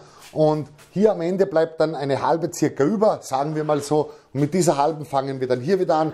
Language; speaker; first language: German; native; German